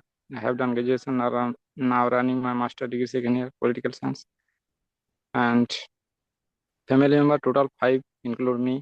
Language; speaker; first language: English; non-native, learner; Santali